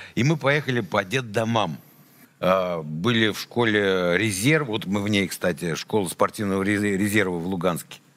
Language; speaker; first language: Russian; native; Russian